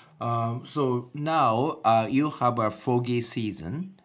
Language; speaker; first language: English; non-native, learner; Japanese